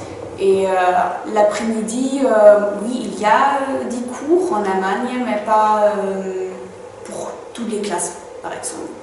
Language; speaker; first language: French; non-native, fluent; German